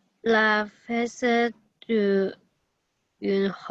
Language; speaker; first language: French; non-native, learner; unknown